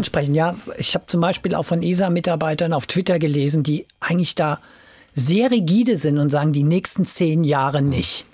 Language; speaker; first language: German; native; German